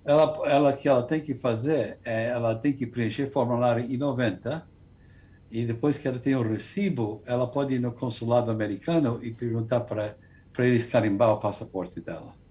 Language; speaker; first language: Portuguese; non-native, fluent; English